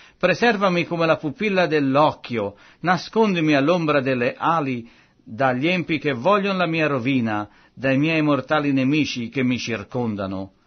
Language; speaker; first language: Italian; non-native, fluent; French